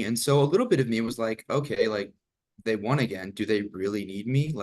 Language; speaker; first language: English; native; English